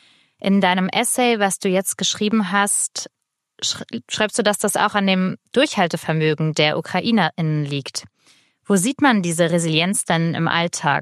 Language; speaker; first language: German; native; German